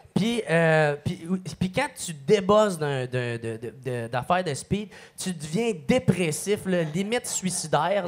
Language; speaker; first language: French; native; French